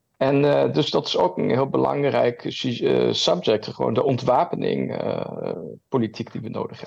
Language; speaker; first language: Dutch; early bilingual, heritage; German